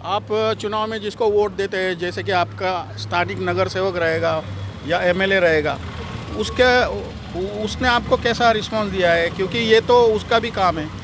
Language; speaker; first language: Hindi; non-native, local second language; Marathi